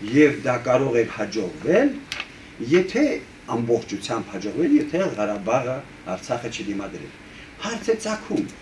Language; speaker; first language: Armenian; native; Armenian